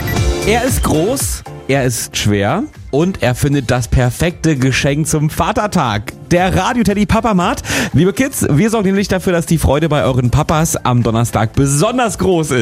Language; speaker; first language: German; native; German